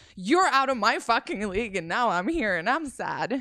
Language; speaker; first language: English; non-native, fluent; Swedish